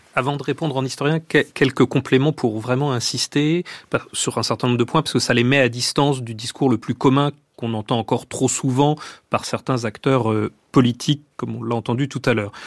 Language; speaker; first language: French; native; French